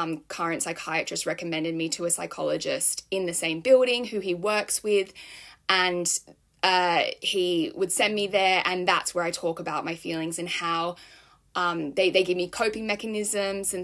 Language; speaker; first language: English; native; English